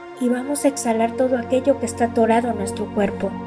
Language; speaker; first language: Spanish; native; Spanish